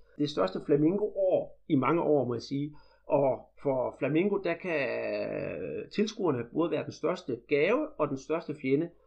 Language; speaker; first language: Danish; native; Danish